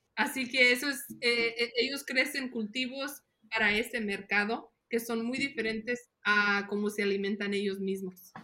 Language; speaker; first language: Spanish; early bilingual, heritage; Spanish